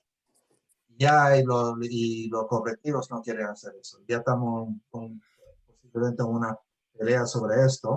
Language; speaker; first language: Spanish; early bilingual, heritage; Spanish